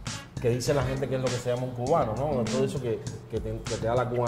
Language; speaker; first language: Spanish; native; Spanish